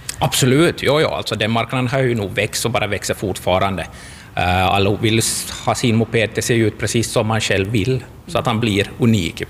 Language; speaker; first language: Swedish; native; Swedish